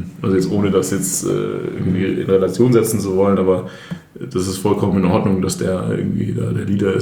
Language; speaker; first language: German; native; German